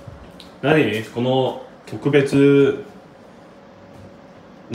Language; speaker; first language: Japanese; non-native, fluent; Cantonese